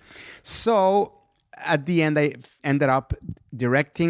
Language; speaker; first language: English; non-native, fluent; Spanish